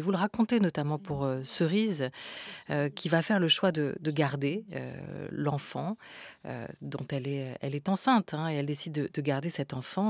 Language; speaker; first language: French; native; French